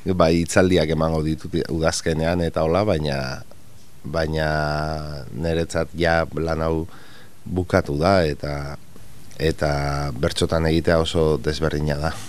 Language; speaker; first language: Basque; non-native, local second language; Spanish